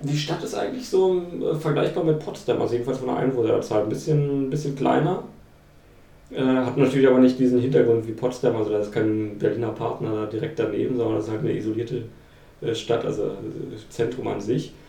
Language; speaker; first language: German; native; German